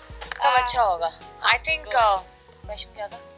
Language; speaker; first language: Hindi; native; Hindi